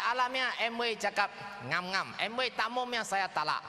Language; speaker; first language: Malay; non-native, local second language; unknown